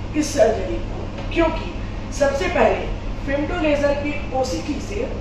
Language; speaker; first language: Hindi; native; Hindi